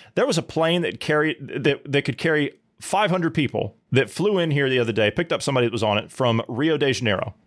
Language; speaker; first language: English; native; English